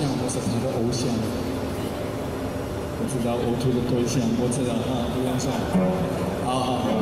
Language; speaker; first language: Chinese; non-native, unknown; German